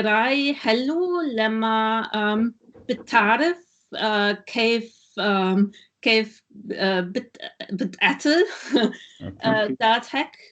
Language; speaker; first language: Arabic; non-native, learner; German